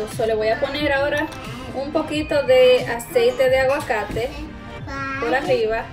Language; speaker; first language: Spanish; early bilingual, heritage; Spanish